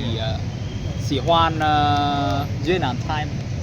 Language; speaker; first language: Chinese; non-native, learner; Vietnamese